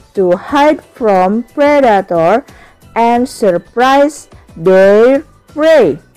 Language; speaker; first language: English; non-native, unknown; Indonesian